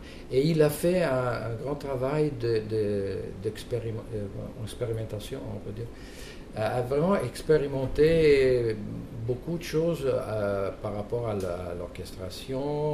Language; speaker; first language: French; non-native, fluent; Italian